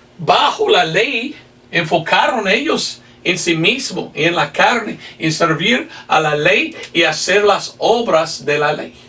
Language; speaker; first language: Spanish; non-native, fluent; English